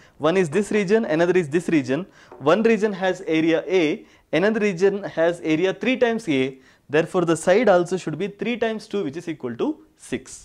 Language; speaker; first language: English; non-native, local second language; Kannada